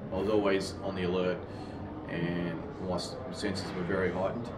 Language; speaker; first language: English; native; English